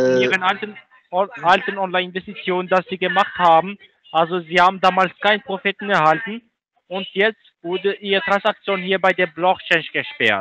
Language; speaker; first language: German; non-native, learner; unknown